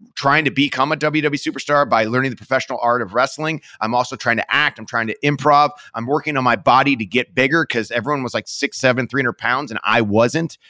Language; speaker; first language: English; native; English